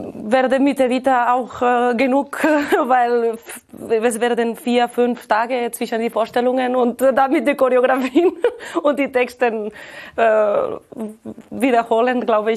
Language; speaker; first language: German; non-native, fluent; Catalan